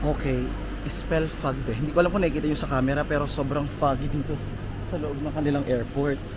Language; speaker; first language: Filipino; native; Filipino